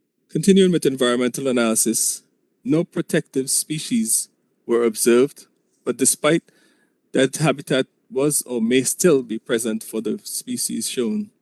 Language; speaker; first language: English; native; English